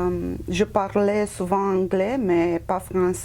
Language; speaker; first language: French; non-native, fluent; Romanian